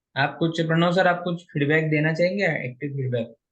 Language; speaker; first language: Hindi; non-native, local second language; Marathi